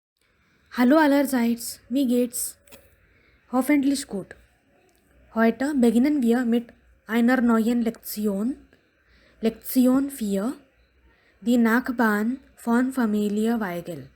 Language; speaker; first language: German; non-native, fluent; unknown